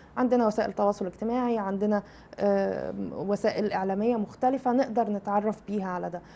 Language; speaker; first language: Arabic; native; Arabic